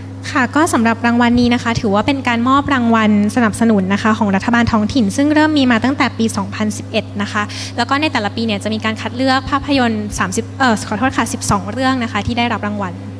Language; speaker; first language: Thai; native; Thai